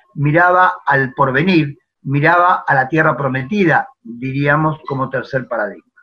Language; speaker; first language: Spanish; native; Spanish